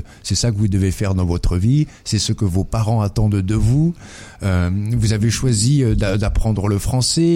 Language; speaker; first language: French; native; French